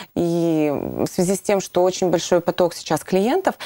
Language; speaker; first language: Russian; native; Russian